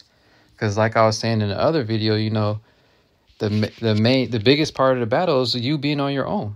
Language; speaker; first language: English; native; English